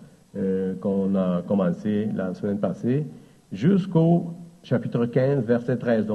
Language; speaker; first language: French; native; French